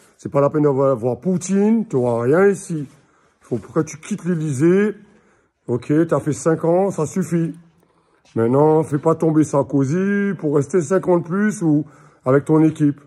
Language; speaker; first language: French; native; French